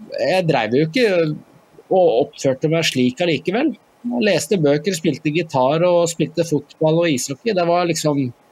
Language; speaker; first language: Norwegian; native; Norwegian